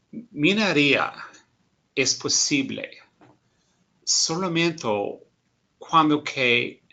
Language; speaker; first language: Spanish; non-native, learner; English